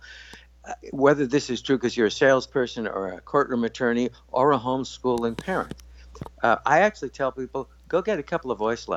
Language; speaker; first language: English; native; English